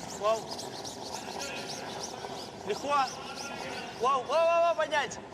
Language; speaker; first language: Russian; native; Russian